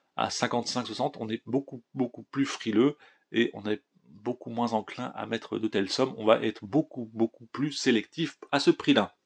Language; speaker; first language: French; native; French